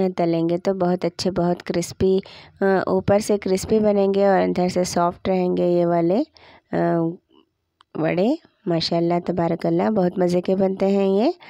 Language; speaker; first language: Hindi; native; Hindi